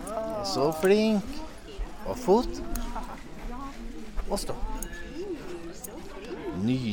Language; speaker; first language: Norwegian; native; Norwegian